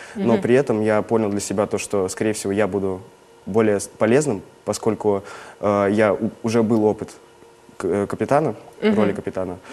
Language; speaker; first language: Russian; native; Russian